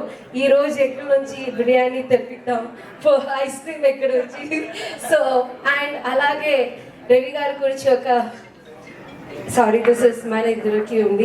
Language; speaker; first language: Telugu; non-native, fluent; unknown